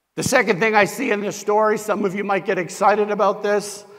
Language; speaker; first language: English; native; English